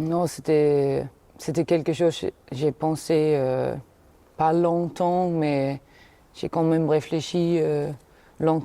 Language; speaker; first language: French; non-native, fluent; German